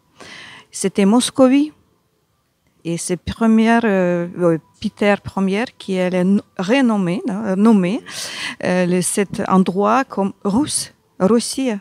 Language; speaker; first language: French; non-native, learner; Ukrainian